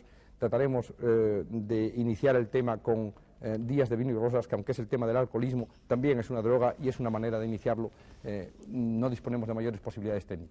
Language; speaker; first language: Spanish; native; Spanish